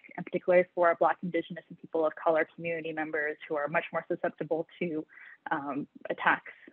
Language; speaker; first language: English; native; English